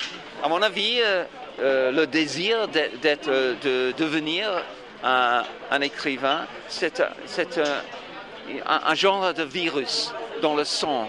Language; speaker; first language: French; non-native, fluent; English